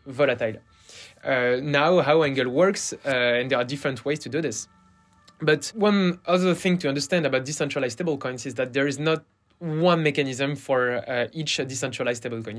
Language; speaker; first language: English; non-native, fluent; French